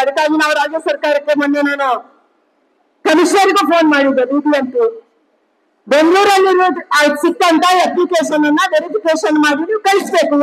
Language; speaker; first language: Kannada; non-native, local second language; Tulu